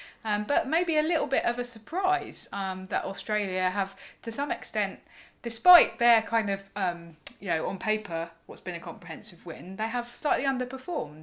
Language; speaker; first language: English; native; English